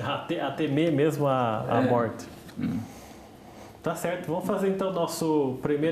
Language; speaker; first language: Portuguese; native; Portuguese